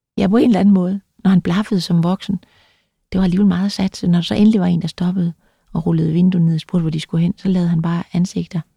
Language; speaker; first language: Danish; native; Danish